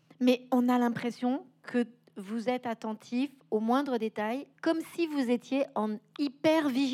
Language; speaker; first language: French; native; French